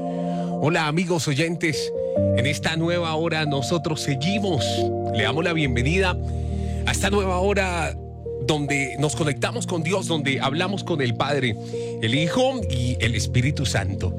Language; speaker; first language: Spanish; native; Spanish